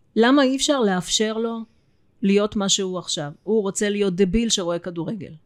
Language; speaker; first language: Hebrew; early bilingual, other home language; Russian